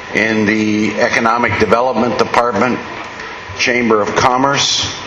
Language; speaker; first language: English; early bilingual, other home language; Spanish